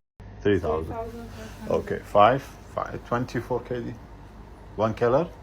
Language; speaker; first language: English; non-native, learner; Arabic